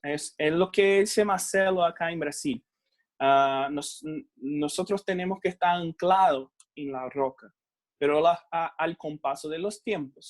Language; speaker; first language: Spanish; non-native, fluent; Portuguese